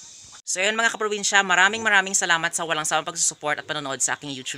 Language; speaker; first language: Filipino; native; Filipino